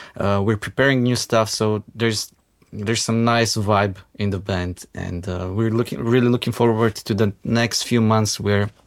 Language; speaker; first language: English; non-native, fluent; Macedonian